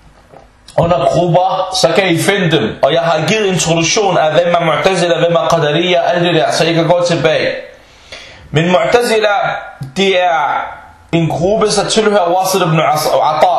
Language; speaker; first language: Danish; early bilingual, other home language; Arabic